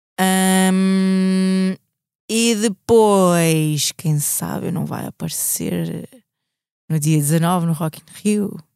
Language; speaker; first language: Portuguese; native; Portuguese